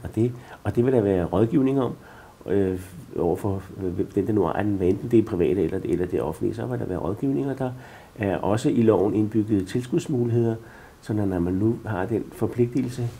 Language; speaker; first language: Danish; native; Danish